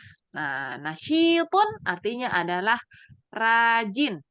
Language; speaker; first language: Indonesian; native; Indonesian